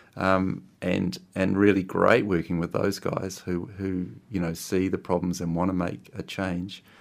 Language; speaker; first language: English; native; English